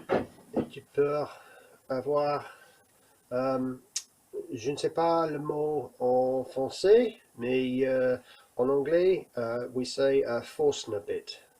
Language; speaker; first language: French; non-native, learner; English